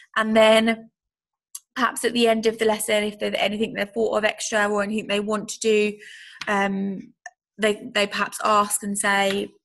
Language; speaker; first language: English; native; English